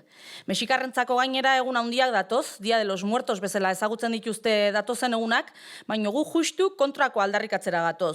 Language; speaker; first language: Basque; native; Basque